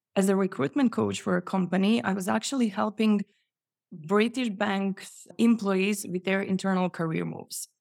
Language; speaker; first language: English; non-native, fluent; Croatian